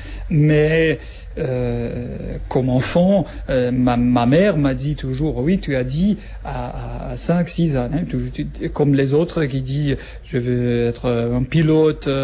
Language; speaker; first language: French; non-native, learner; German